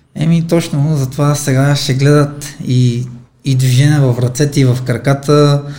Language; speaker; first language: Bulgarian; non-native, fluent; Armenian